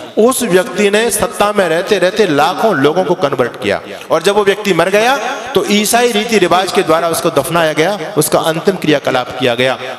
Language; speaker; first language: Hindi; native; Hindi